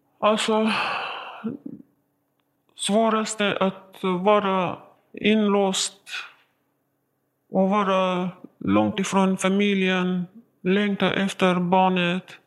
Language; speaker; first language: Swedish; non-native, learner; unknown